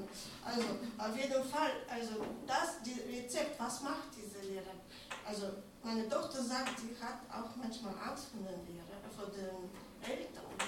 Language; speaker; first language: German; non-native, fluent; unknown